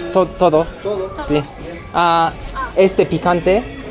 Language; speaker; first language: Spanish; non-native, learner; Japanese